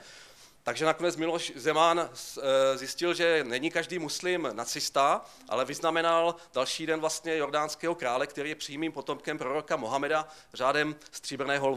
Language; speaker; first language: Czech; native; Czech